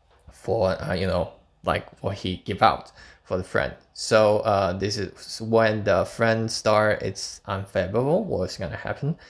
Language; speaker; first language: English; non-native, fluent; Chinese